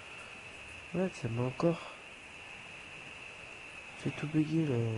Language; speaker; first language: French; native; French